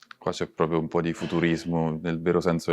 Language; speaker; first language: Italian; native; Italian